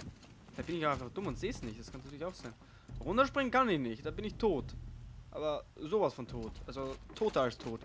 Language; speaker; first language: German; native; German